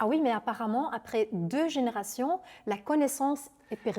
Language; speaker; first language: French; non-native, local second language; Dutch